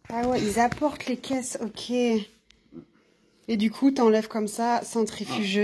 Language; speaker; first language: French; native; French